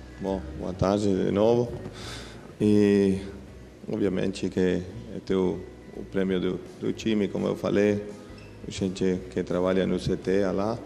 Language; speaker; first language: Portuguese; non-native, fluent; Spanish